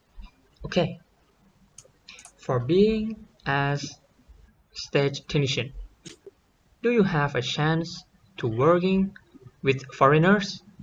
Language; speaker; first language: English; non-native, learner; Thai